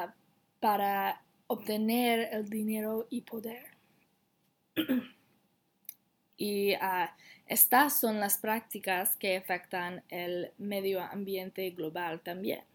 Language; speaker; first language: Spanish; non-native, learner; English